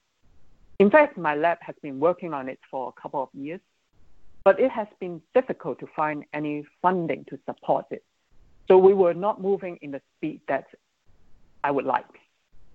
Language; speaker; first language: English; non-native, local second language; Cantonese